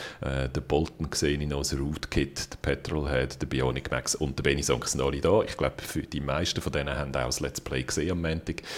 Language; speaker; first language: German; native; German